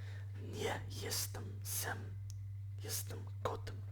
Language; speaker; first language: Polish; non-native, learner; English